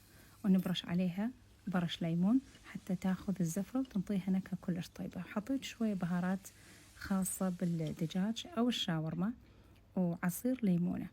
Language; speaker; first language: Arabic; native; Arabic